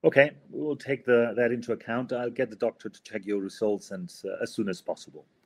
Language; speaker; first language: English; non-native, fluent; Spanish